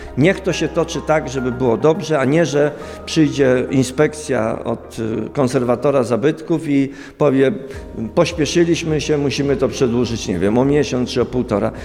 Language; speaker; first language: Polish; native; Polish